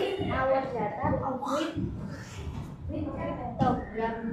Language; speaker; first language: English; non-native, learner; Indonesian